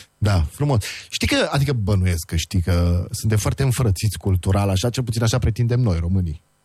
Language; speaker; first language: Romanian; native; Romanian